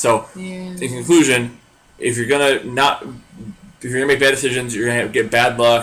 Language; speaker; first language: English; native; English